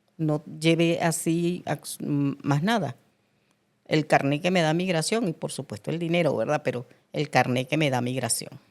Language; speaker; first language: Spanish; native; Spanish